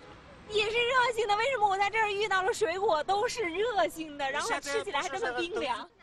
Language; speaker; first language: Chinese; native; Chinese